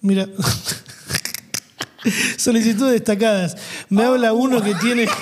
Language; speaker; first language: Spanish; native; Spanish